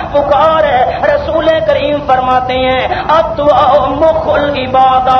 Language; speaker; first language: Urdu; non-native, local second language; Punjabi